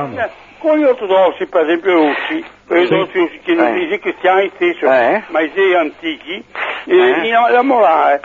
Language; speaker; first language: Italian; non-native, fluent; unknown